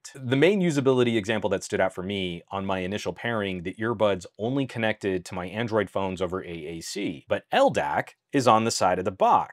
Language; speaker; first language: English; native; English